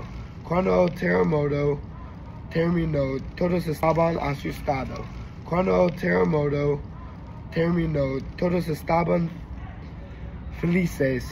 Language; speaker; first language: Spanish; non-native, learner; English